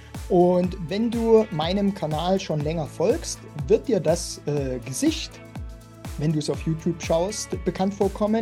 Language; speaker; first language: German; native; German